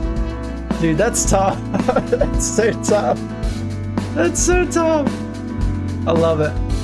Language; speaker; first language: English; native; English